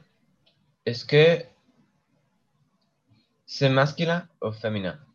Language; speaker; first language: French; non-native, learner; English